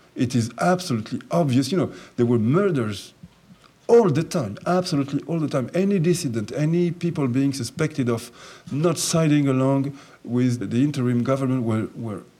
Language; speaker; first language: English; non-native, fluent; French